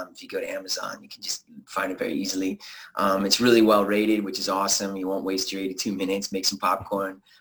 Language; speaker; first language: English; native; English